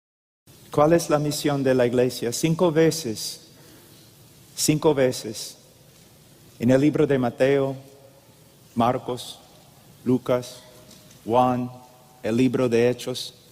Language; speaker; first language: Spanish; non-native, fluent; English